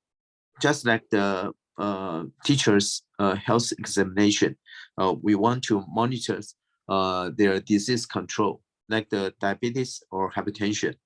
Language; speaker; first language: English; non-native, fluent; Chinese